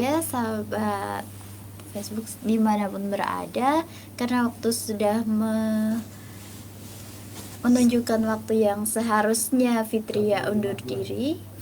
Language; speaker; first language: Indonesian; native; Indonesian